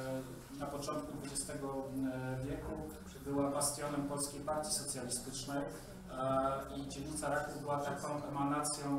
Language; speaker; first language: Polish; native; Polish